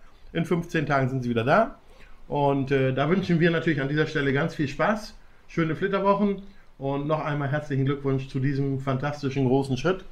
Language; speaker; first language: German; native; German